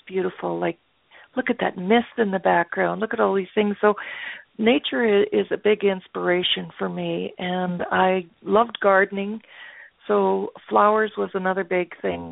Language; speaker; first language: English; native; English